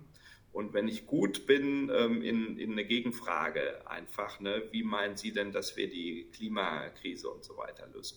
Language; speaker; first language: German; native; German